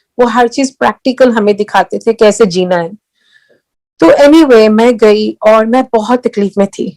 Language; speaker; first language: Hindi; early bilingual, heritage; Hindi